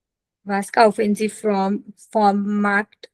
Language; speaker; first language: German; non-native, learner; Gujarati